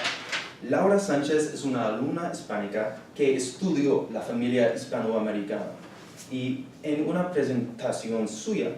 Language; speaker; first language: Spanish; non-native, learner; English